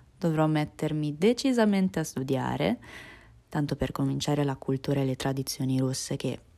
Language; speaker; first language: Italian; early bilingual, other home language; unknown